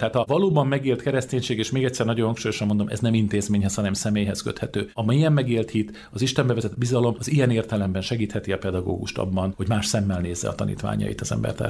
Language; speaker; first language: Hungarian; native; Hungarian